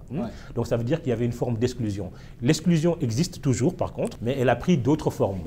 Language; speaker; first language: French; non-native, local second language; Wolof